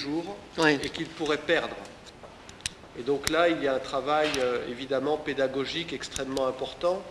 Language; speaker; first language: French; native; French